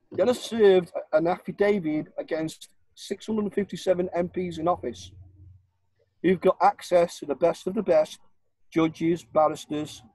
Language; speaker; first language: English; native; English